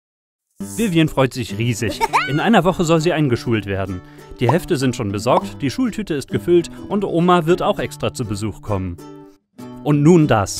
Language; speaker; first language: German; native; German